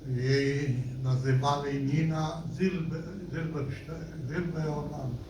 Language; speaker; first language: Polish; non-native, local second language; Yiddish